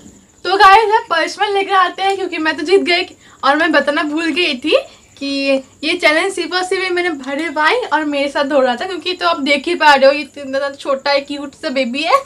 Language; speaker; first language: Hindi; non-native, local second language; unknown